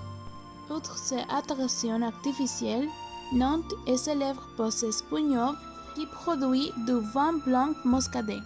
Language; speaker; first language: French; non-native, learner; Spanish